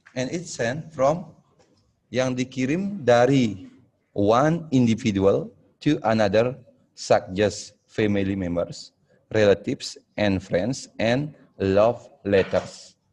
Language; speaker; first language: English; non-native, fluent; Indonesian